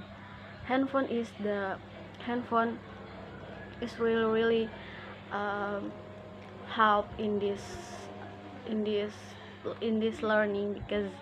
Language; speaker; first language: English; non-native, learner; Indonesian